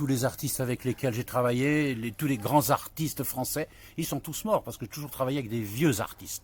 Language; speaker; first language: French; native; French